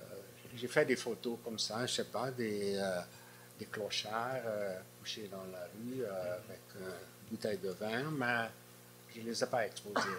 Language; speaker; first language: French; non-native, fluent; Hungarian